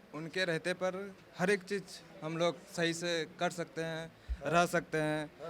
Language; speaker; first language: Hindi; native; Hindi